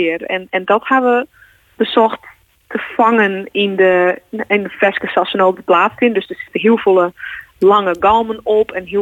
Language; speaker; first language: Dutch; non-native, local second language; Western Frisian